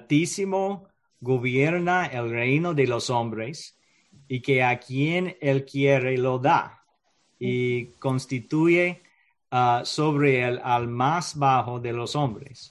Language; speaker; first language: Spanish; non-native, learner; English